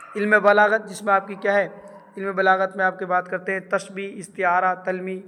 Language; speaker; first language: Urdu; native; Urdu